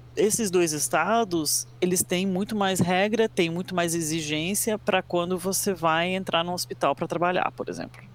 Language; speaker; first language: Portuguese; early bilingual, other home language; English